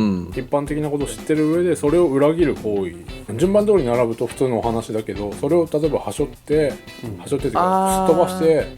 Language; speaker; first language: Japanese; native; Japanese